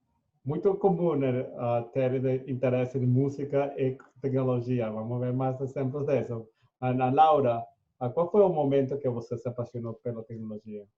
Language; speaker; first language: Portuguese; non-native, fluent; Spanish